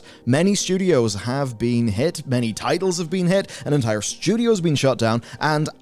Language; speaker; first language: English; native; English